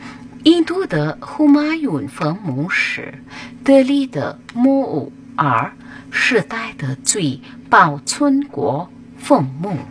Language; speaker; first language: Chinese; non-native, fluent; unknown